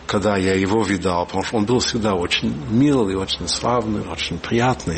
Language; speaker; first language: Russian; early bilingual, heritage; Russian